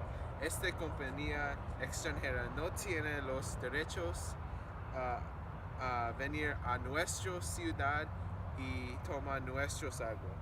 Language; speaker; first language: Spanish; non-native, learner; English